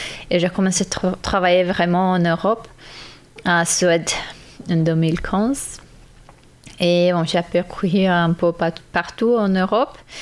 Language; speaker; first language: French; non-native, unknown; Portuguese